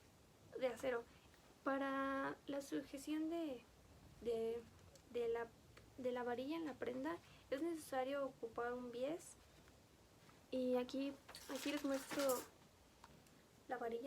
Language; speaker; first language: Spanish; native; Spanish